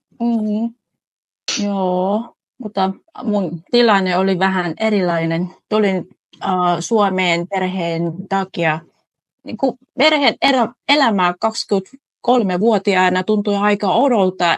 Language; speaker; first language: Finnish; non-native, fluent; Vietnamese